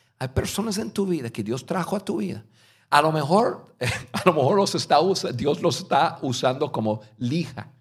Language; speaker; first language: Spanish; non-native, fluent; English